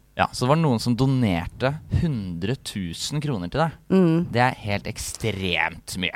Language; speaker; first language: Norwegian; native; Norwegian